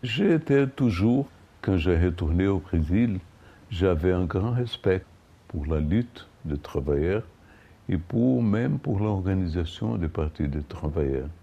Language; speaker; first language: French; non-native, fluent; Portuguese